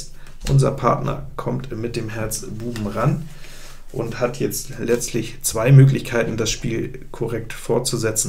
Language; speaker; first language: German; native; German